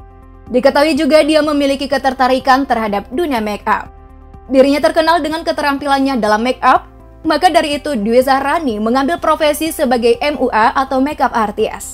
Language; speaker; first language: Indonesian; native; Indonesian